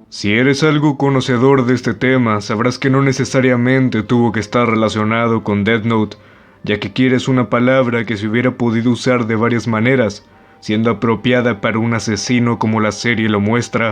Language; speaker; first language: Spanish; native; Spanish